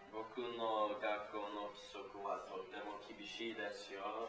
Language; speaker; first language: Japanese; non-native, learner; English